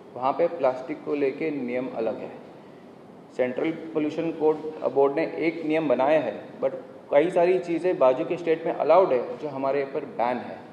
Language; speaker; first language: Hindi; non-native, local second language; Marathi